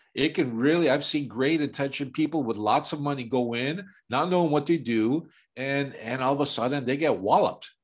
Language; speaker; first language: English; native; English